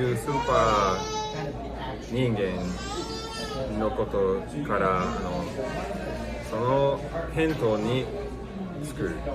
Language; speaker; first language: Japanese; non-native, learner; English